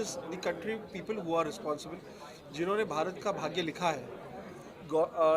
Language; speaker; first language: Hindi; native; Hindi